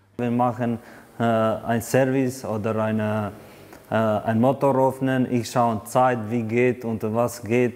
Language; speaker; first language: German; non-native, learner; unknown